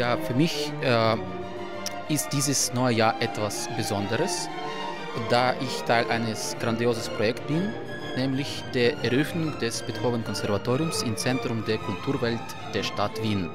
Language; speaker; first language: German; non-native, learner; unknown